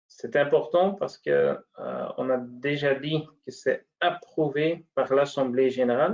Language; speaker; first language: French; non-native, local second language; Dutch